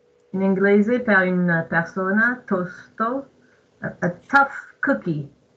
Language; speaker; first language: Italian; non-native, learner; English